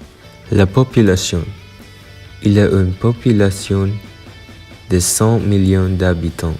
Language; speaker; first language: French; non-native, learner; Filipino